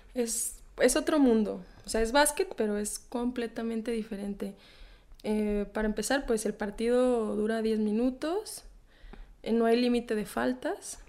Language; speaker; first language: Spanish; native; Spanish